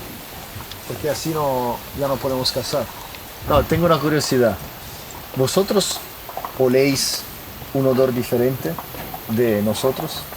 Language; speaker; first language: Spanish; non-native, learner; Italian